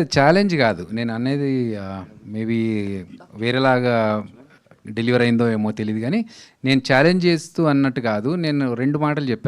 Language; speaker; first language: Telugu; native; Telugu